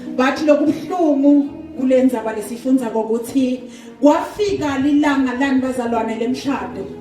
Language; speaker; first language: Zulu; non-native, local second language; Swati